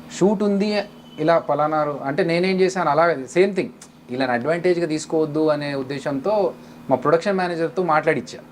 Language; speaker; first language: Telugu; native; Telugu